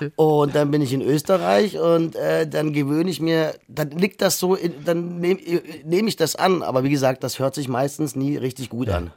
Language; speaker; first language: German; native; German